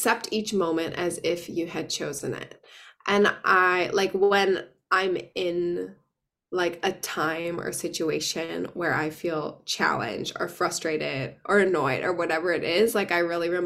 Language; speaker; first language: English; native; English